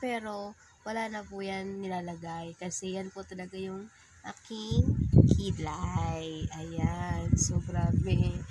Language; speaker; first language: Filipino; non-native, local second language; Bikol